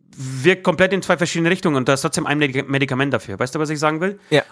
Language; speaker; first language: German; non-native, fluent; Polish